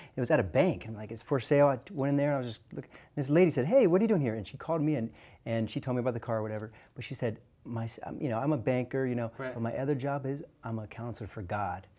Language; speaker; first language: English; native; English